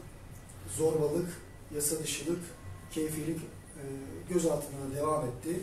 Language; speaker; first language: Turkish; native; Turkish